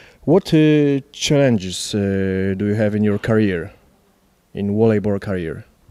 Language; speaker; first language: English; non-native, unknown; Polish